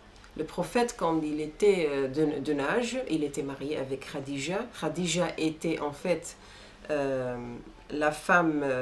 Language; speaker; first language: French; non-native, fluent; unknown